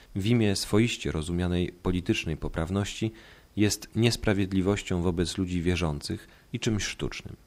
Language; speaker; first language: Polish; native; Polish